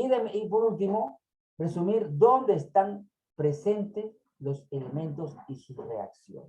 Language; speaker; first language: Spanish; native; Spanish